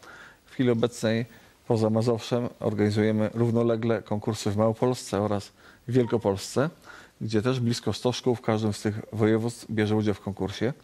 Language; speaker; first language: Polish; native; Polish